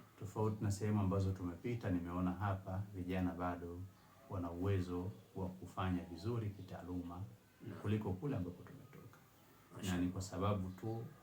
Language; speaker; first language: Swahili; non-native, local second language; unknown